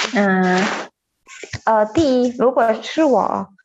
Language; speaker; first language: Chinese; non-native, fluent; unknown